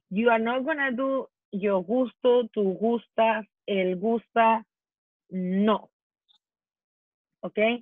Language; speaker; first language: Spanish; non-native, fluent; English